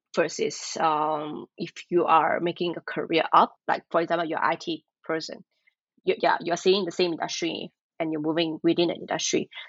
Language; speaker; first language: English; non-native, local second language; Chinese